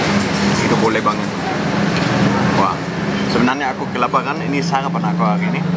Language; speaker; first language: Indonesian; non-native, fluent; German